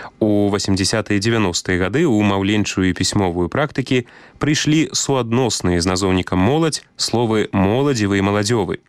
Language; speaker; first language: Belarusian; native; Belarusian